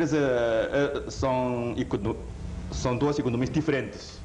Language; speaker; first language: Portuguese; non-native, fluent; Chinese